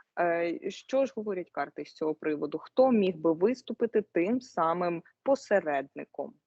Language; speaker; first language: Ukrainian; native; Ukrainian